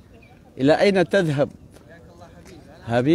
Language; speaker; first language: Arabic; non-native, fluent; Maranao